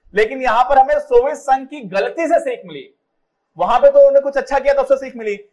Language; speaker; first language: Hindi; native; Hindi